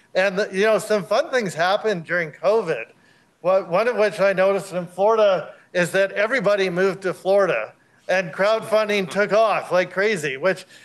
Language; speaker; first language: English; native; English